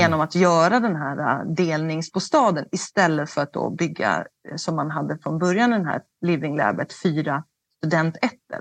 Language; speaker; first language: Swedish; native; Swedish